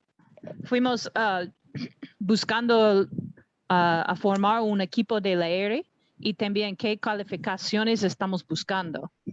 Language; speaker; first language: Spanish; non-native, learner; English